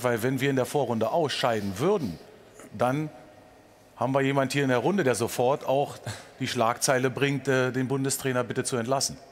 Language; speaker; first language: German; native; German